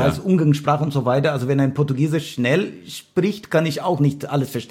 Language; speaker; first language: German; non-native, fluent; Portuguese